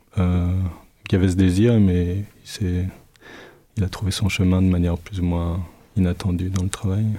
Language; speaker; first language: French; native; French